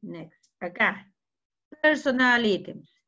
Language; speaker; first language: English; non-native, fluent; Spanish